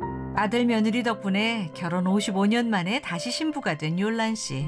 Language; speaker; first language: Korean; native; Korean